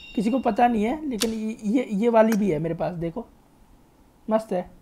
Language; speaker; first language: Hindi; native; Hindi